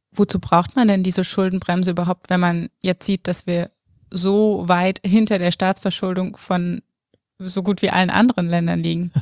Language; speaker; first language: German; native; German